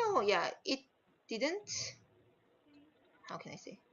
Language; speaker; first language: English; non-native, learner; Korean